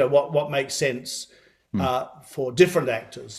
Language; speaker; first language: English; native; English